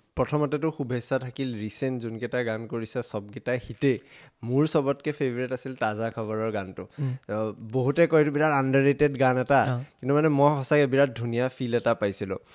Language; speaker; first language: Assamese; native; Assamese